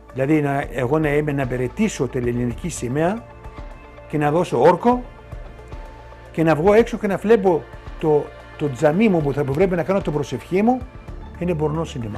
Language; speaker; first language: Greek; non-native, local second language; Turkish